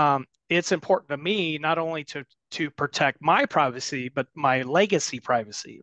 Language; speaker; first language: English; native; English